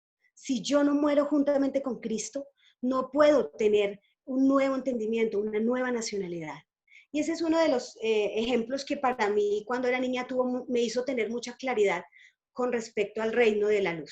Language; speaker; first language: Spanish; native; Spanish